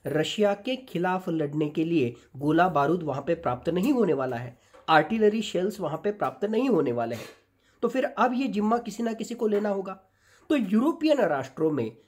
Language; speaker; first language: Hindi; non-native, local second language; Marathi